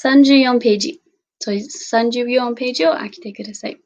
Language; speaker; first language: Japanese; non-native, fluent; English